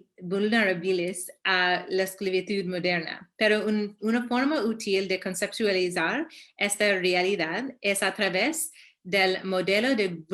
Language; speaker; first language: Spanish; early bilingual, heritage; Spanish